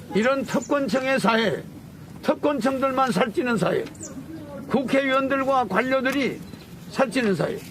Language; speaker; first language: Korean; native; Korean